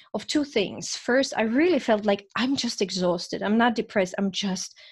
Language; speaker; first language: English; non-native, fluent; Croatian